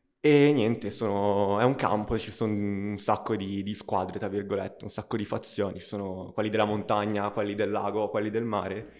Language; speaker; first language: Italian; early bilingual, other home language; Russian